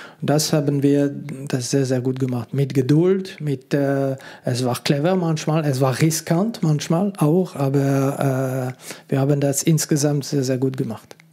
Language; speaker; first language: German; non-native, local second language; French